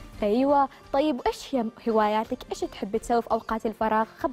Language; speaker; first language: Arabic; native; Arabic